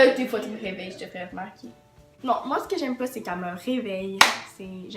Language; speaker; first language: French; native; French